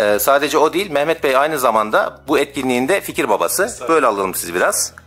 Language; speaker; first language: Turkish; native; Turkish